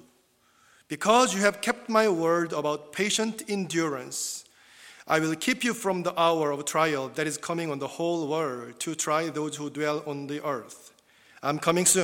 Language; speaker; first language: English; non-native, fluent; Korean